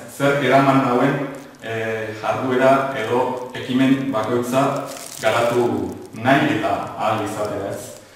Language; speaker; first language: Basque; native; Basque